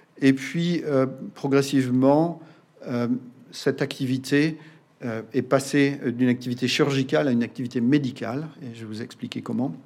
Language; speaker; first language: French; native; French